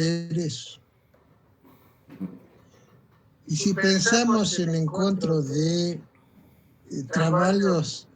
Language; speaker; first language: Portuguese; non-native, fluent; Spanish